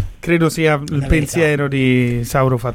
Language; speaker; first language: Italian; native; Italian